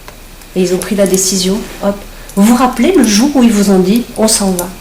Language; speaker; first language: French; native; French